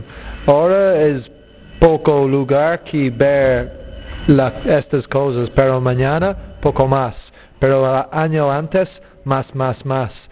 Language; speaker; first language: Spanish; non-native, learner; English